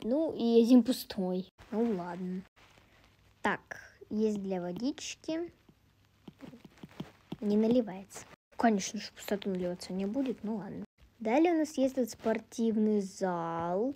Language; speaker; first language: Russian; native; Russian